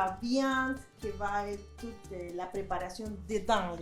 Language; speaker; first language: French; non-native, fluent; Spanish